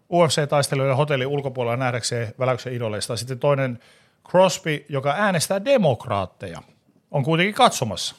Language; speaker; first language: Finnish; native; Finnish